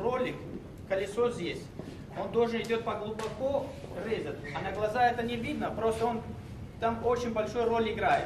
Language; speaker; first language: Russian; non-native, learner; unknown